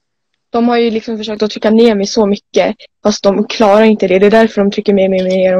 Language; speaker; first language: Swedish; native; Swedish